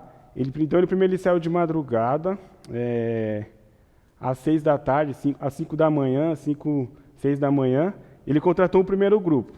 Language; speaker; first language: Portuguese; native; Portuguese